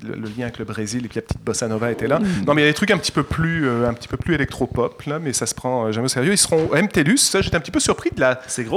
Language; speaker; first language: French; native; French